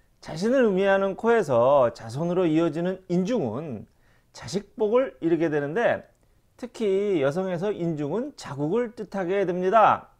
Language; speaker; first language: Korean; native; Korean